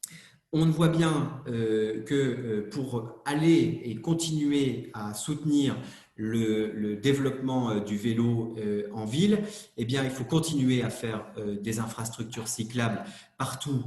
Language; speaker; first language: French; native; French